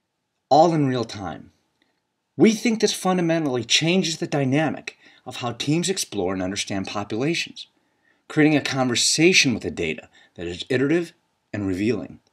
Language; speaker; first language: English; native; English